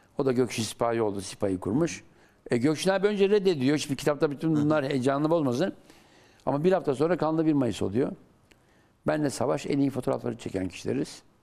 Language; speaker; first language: Turkish; native; Turkish